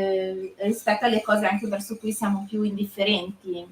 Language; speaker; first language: Italian; native; Italian